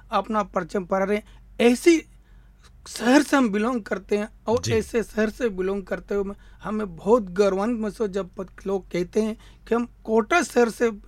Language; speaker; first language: Hindi; native; Hindi